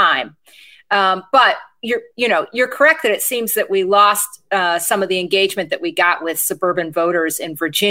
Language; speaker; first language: English; native; English